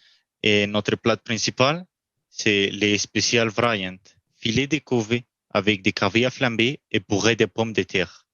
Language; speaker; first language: French; non-native, learner; Spanish